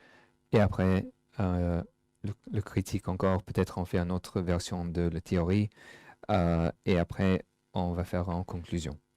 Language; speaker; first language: French; non-native, fluent; English